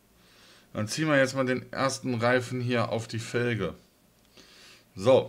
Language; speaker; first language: German; native; German